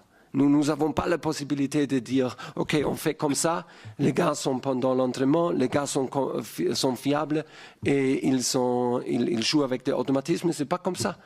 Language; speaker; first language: French; non-native, fluent; German